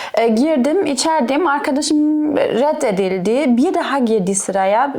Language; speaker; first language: Turkish; non-native, fluent; German